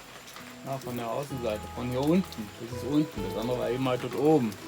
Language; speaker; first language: German; native; German